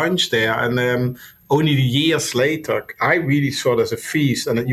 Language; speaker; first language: English; non-native, fluent; Dutch